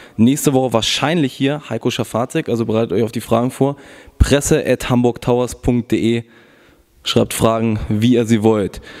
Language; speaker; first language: German; native; German